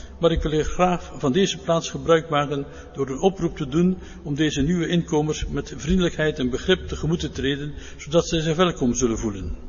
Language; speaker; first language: Dutch; native; Dutch